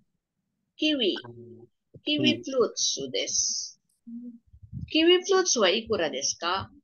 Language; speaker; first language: Japanese; non-native, fluent; Filipino